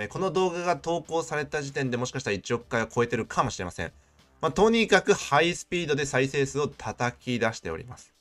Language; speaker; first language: Japanese; native; Japanese